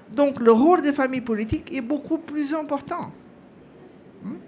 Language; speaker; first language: French; non-native, fluent; Portuguese